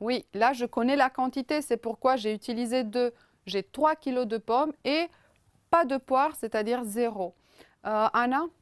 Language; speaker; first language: French; non-native, fluent; Romanian